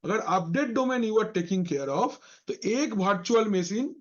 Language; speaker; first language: Hindi; non-native, local second language; Bangla